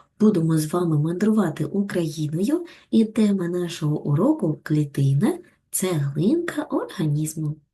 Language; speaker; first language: Ukrainian; native; Ukrainian